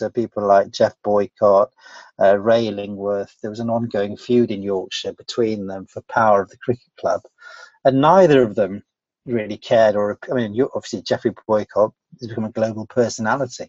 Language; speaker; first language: English; native; English